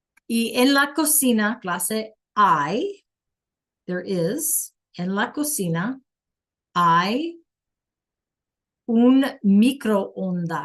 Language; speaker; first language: Spanish; non-native, fluent; English